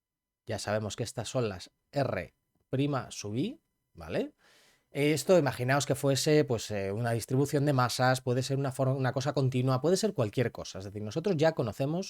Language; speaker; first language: Spanish; native; Spanish